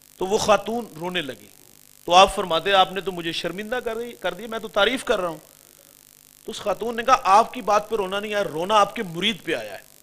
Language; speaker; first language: Urdu; non-native, local second language; Punjabi